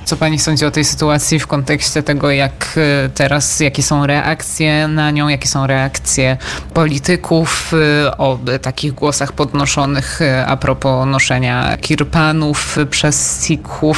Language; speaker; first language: Polish; native; Polish